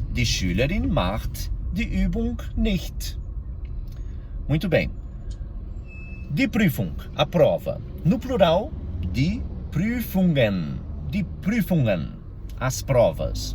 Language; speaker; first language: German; non-native, fluent; Portuguese